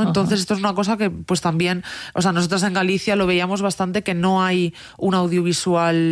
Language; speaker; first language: Spanish; native; Spanish